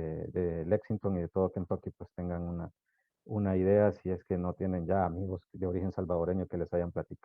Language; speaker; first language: Spanish; native; Spanish